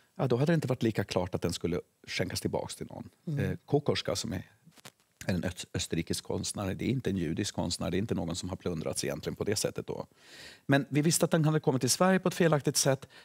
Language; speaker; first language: Swedish; native; Swedish